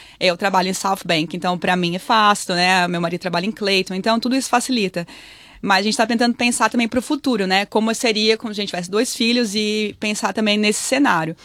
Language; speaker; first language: Portuguese; native; Portuguese